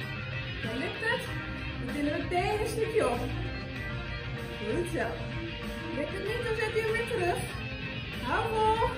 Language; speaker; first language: Dutch; native; Dutch